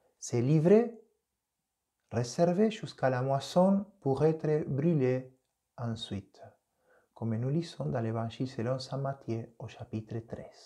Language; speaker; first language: French; non-native, fluent; Spanish